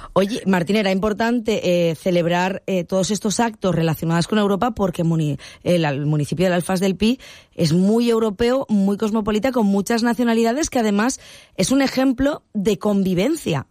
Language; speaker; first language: Spanish; native; Spanish